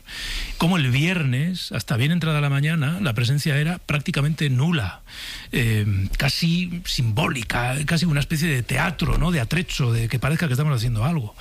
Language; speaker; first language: Spanish; native; Spanish